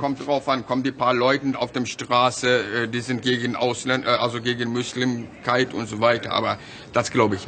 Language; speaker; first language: German; non-native, learner; Turkish